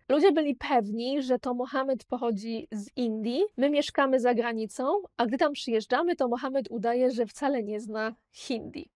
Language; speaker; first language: Polish; native; Polish